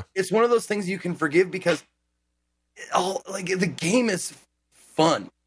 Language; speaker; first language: English; native; English